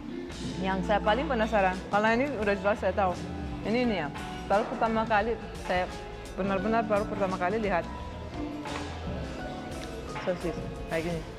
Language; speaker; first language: Indonesian; non-native, fluent; Russian